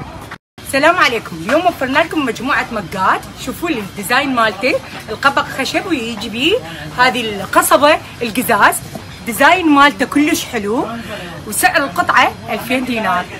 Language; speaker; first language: Arabic; native; Arabic